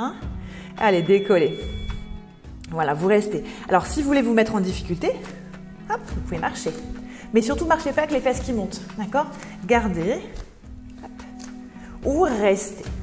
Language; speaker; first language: French; native; French